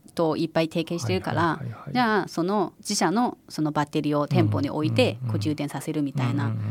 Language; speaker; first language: Japanese; non-native, fluent; Chinese